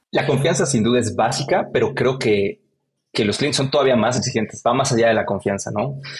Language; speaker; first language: Spanish; native; Spanish